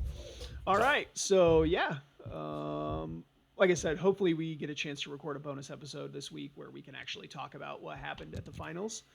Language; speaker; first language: English; native; English